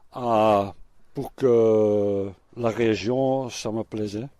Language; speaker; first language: French; non-native, local second language; Dutch